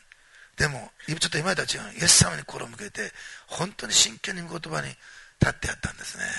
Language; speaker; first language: Japanese; native; Japanese